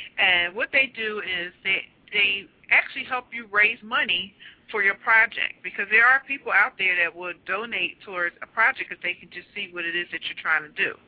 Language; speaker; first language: English; native; English